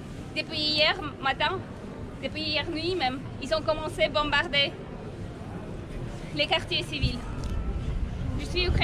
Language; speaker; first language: French; non-native, learner; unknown